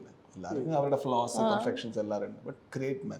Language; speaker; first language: Malayalam; non-native, learner; Kannada